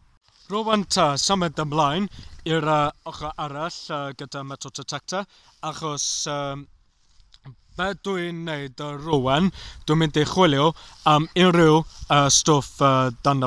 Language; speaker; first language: Welsh; non-native, learner; English